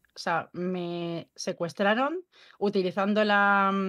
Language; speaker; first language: Spanish; native; Spanish